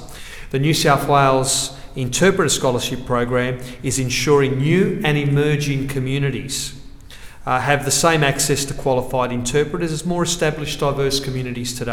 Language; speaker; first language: English; native; English